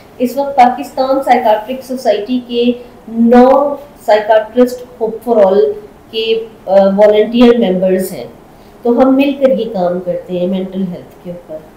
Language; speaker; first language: Urdu; non-native, local second language; Sindhi